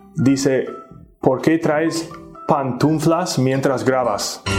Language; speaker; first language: Spanish; non-native, fluent; English